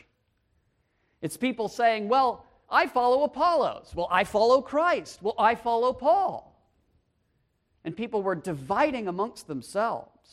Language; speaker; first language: English; native; English